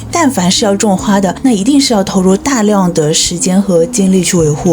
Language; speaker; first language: Chinese; native; Chinese